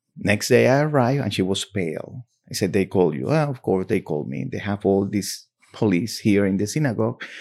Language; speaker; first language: English; non-native, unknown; Spanish